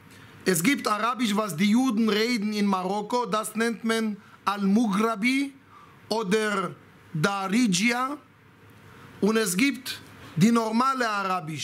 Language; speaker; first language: German; non-native, fluent; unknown